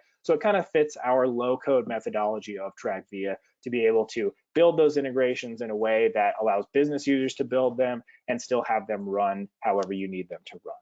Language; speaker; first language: English; native; English